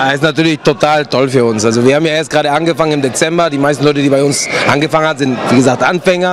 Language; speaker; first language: German; native; German